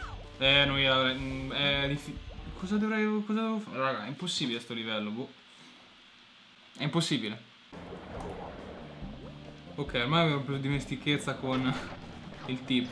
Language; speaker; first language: Italian; native; Italian